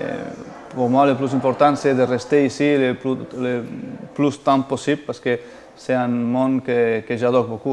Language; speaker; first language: French; non-native, fluent; Spanish